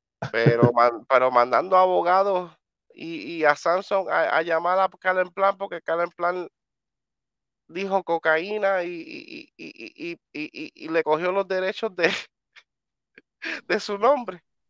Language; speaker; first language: Spanish; native; Spanish